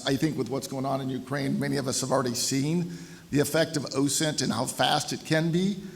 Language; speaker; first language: English; native; English